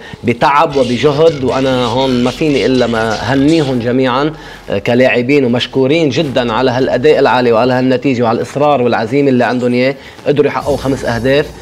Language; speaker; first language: Arabic; native; Arabic